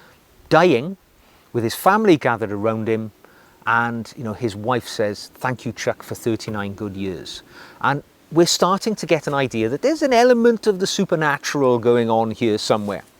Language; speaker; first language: English; native; English